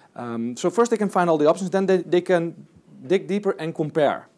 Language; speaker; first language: English; non-native, fluent; Dutch